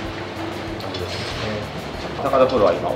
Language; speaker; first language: Japanese; native; Japanese